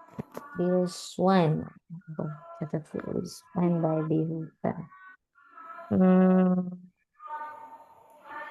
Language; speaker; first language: German; non-native, learner; Indonesian